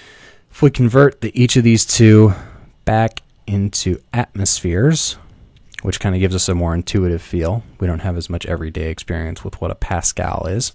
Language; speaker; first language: English; native; English